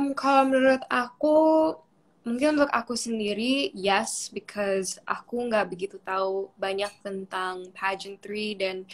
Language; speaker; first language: Indonesian; early bilingual, other home language; English